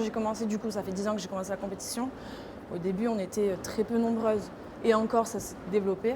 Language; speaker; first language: French; native; French